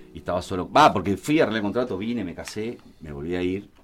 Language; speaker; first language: Spanish; native; Spanish